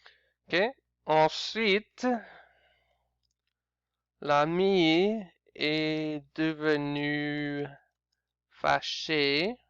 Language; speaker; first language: French; non-native, learner; English